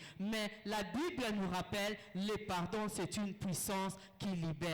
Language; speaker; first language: French; non-native, local second language; Lingala